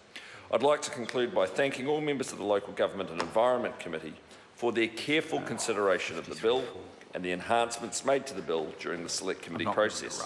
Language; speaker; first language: English; native; English